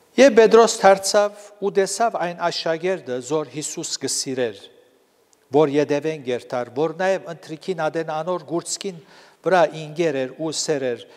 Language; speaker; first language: Armenian; native; Armenian